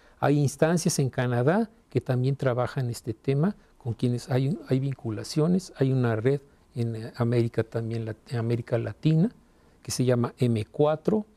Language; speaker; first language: Spanish; native; Spanish